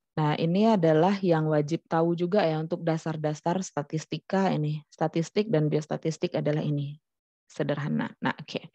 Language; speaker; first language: Indonesian; non-native, local second language; Minangkabau